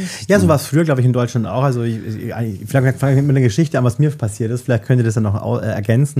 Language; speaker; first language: German; native; German